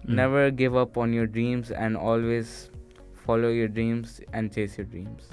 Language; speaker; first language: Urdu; native; Urdu